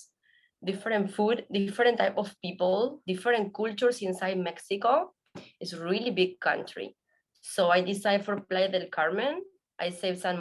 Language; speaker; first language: English; non-native, learner; Spanish